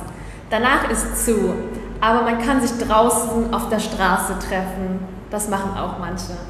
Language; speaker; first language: German; early bilingual, other home language; Vietnamese